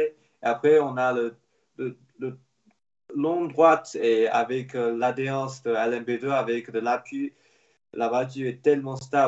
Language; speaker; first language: French; non-native, fluent; Chinese